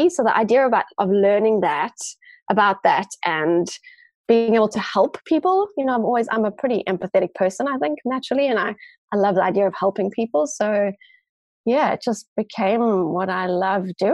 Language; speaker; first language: English; native; English